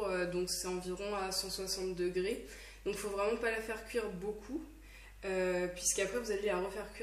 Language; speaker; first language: French; native; French